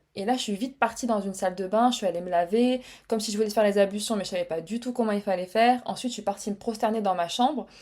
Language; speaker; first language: French; early bilingual, other home language; Arabic